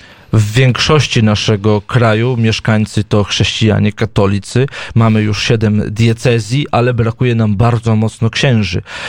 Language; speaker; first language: Polish; native; Polish